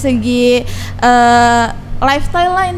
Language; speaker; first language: Indonesian; native; Indonesian